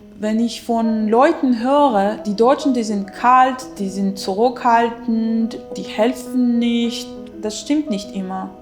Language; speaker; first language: German; non-native, fluent; Armenian